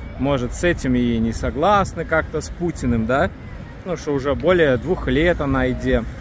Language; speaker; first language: Russian; native; Russian